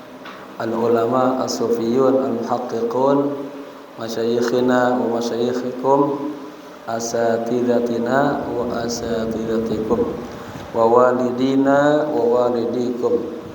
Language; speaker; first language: Arabic; non-native, fluent; Indonesian